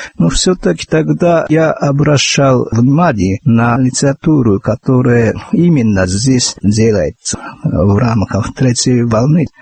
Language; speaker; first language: Russian; non-native, fluent; Japanese